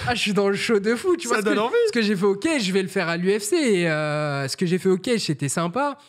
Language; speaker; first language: French; native; French